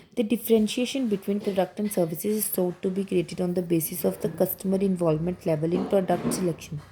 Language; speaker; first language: English; non-native, local second language; Punjabi